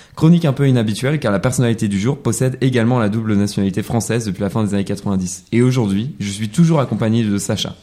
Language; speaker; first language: French; native; French